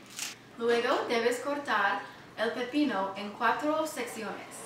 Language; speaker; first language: Spanish; non-native, learner; English